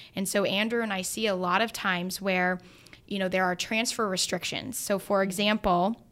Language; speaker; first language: English; native; English